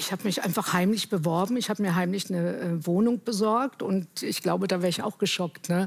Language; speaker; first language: German; native; German